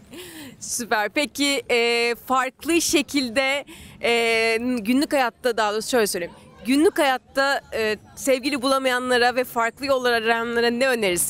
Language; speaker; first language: Turkish; native; Turkish